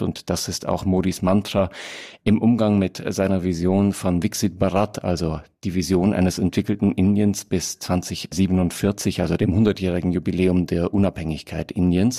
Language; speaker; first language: German; native; German